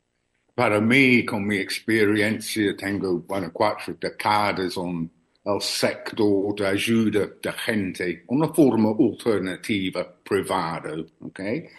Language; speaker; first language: Spanish; non-native, learner; English